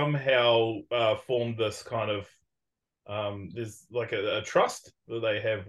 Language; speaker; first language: English; native; English